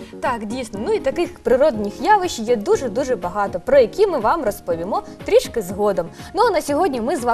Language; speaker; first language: Ukrainian; native; Ukrainian